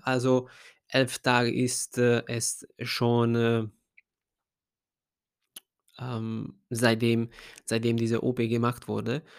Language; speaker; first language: German; non-native, fluent; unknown